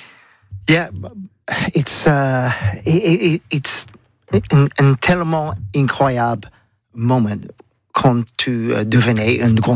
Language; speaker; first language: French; non-native, learner; English